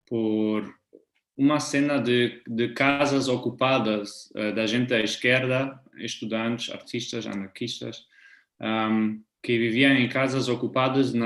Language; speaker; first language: Portuguese; non-native, fluent; German